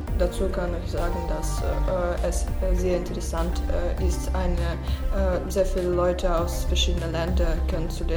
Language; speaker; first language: German; non-native, fluent; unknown